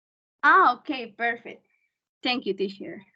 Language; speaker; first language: English; non-native, fluent; Spanish